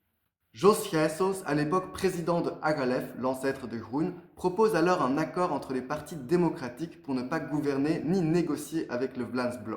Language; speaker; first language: French; native; French